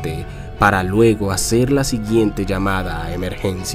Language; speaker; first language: Spanish; native; Spanish